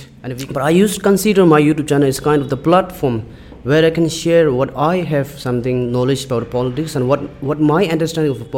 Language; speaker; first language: English; non-native, learner; Tibetan